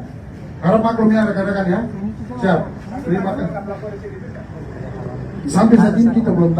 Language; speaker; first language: Indonesian; native; Indonesian